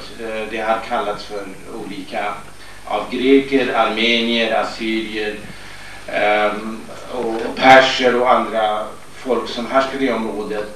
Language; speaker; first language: Swedish; non-native, fluent; Kurdish